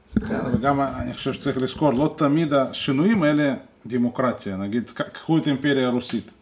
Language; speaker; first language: Hebrew; non-native, fluent; Russian